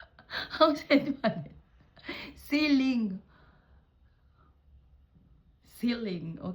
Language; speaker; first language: Japanese; non-native, fluent; Filipino